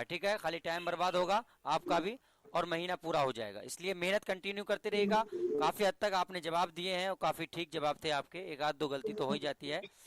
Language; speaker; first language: Hindi; native; Hindi